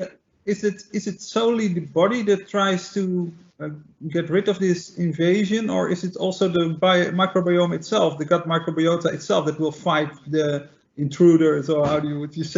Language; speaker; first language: English; non-native, fluent; Dutch